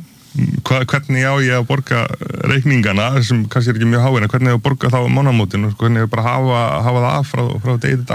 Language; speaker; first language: Icelandic; native; Icelandic